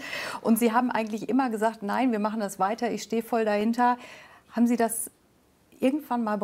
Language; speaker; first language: German; native; German